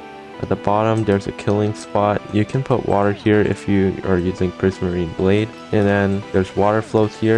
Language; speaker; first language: English; native; English